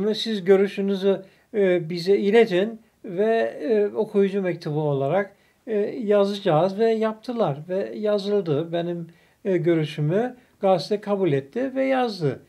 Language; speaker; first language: Turkish; early bilingual, other home language; German